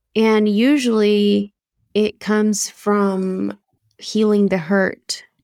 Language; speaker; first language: English; non-native, fluent; Spanish